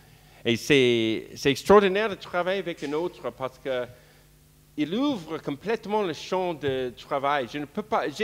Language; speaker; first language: French; non-native, fluent; English